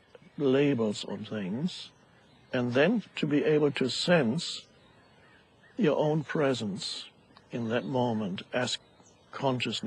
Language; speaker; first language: English; non-native, fluent; German